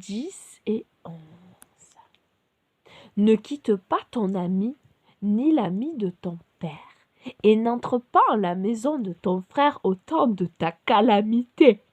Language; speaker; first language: French; native; French